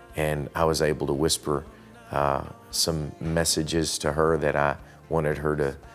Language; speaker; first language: English; native; English